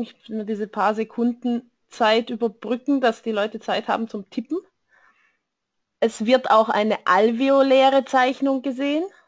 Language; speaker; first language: German; native; German